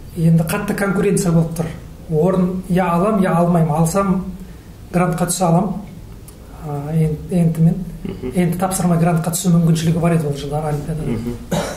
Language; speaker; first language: Kazakh; native; Kazakh